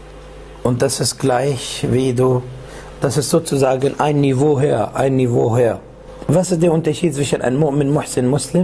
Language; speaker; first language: German; non-native, fluent; Arabic